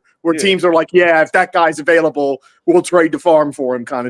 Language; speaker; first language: English; native; English